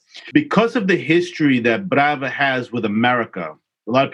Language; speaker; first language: English; non-native, fluent; Kabuverdianu